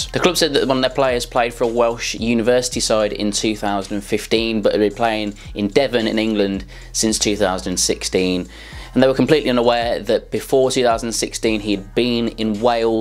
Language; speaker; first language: English; native; English